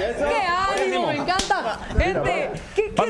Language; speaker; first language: Spanish; native; Spanish